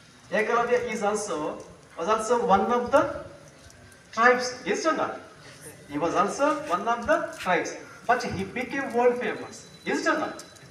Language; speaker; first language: English; non-native, local second language; Telugu